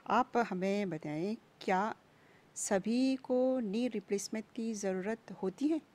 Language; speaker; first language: Hindi; non-native, local second language; Bhojpuri